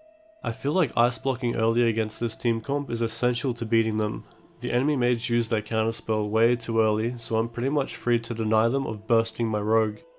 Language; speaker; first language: English; native; English